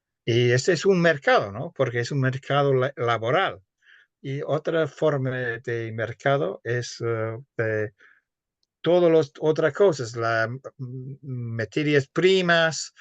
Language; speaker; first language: Spanish; non-native, fluent; English